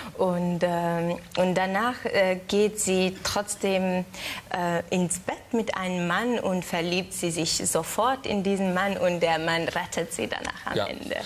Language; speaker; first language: German; non-native, learner; Hungarian